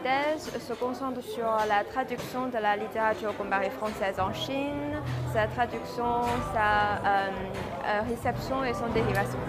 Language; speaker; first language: French; non-native, learner; Chinese